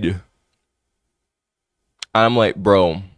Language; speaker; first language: English; native; English